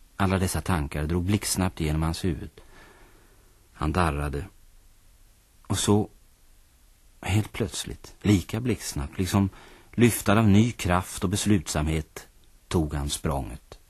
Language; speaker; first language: Swedish; native; Swedish